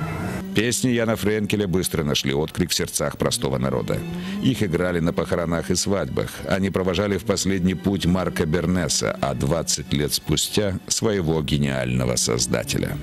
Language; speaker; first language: Russian; native; Russian